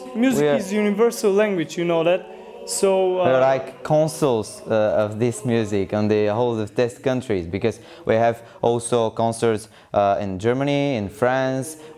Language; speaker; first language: English; non-native, learner; Bulgarian